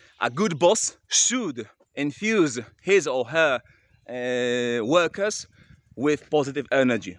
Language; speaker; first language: English; non-native, fluent; Polish